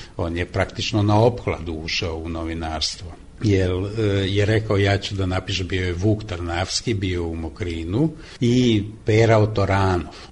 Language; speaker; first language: Serbian; non-native, local second language; Hungarian